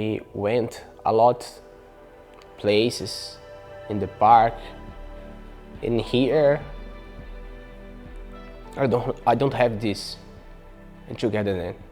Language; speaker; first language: English; non-native, learner; Portuguese